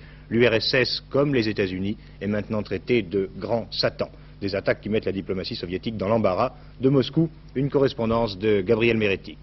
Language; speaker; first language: French; native; French